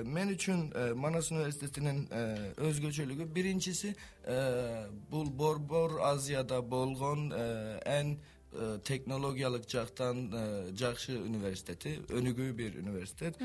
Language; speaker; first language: Kyrgyz; non-native, learner; Turkish